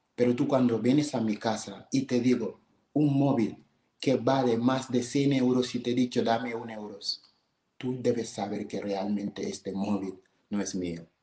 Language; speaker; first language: Spanish; non-native, fluent; Wolof